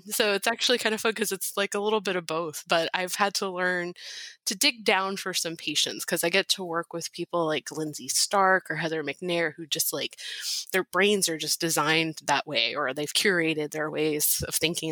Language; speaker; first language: English; native; English